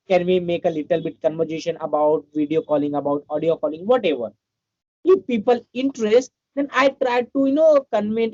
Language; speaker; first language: English; non-native, learner; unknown